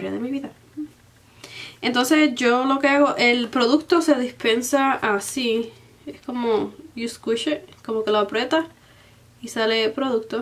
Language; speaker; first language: Spanish; early bilingual, heritage; Spanish